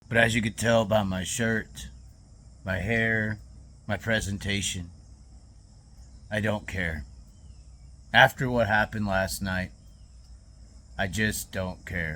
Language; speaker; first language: English; native; English